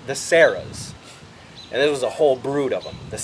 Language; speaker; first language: English; native; English